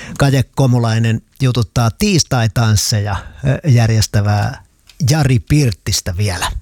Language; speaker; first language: Finnish; native; Finnish